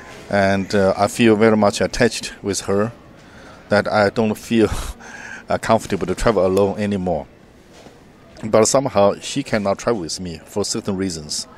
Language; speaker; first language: English; non-native, fluent; Chinese